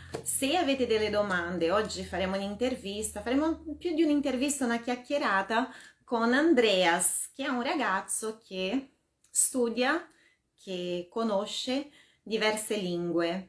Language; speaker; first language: Italian; non-native, fluent; Portuguese